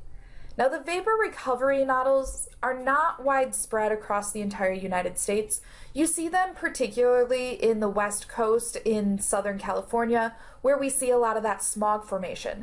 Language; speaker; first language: English; native; English